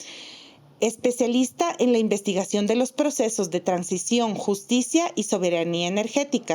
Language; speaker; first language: Spanish; native; Spanish